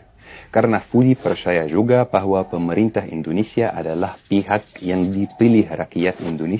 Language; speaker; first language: Indonesian; non-native, fluent; Arabic